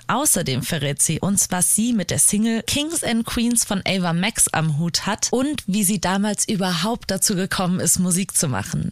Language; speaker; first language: German; native; German